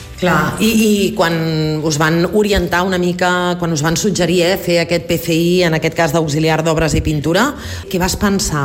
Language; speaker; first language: Catalan; native; Catalan